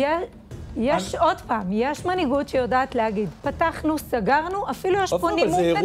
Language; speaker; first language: Hebrew; native; Hebrew